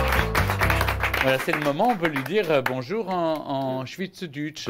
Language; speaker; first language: French; native; French